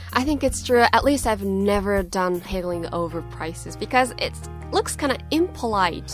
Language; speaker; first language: English; non-native, fluent; Japanese